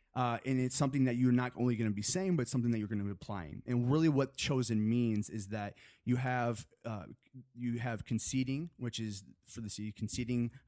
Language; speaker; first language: English; native; English